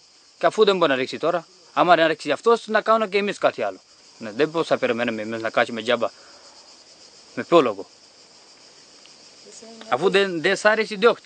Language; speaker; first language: Greek; non-native, learner; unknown